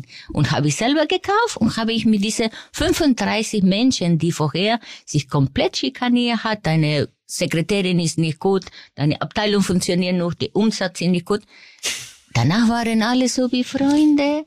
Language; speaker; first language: German; non-native, fluent; Spanish